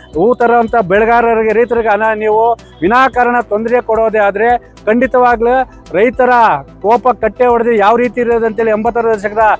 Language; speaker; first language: Kannada; native; Kannada